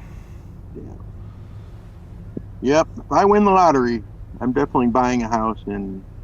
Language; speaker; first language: English; native; English